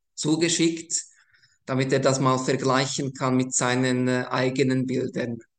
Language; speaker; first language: German; early bilingual, other home language; Slovak